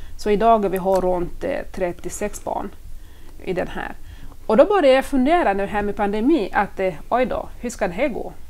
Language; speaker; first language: Swedish; non-native, fluent; Swahili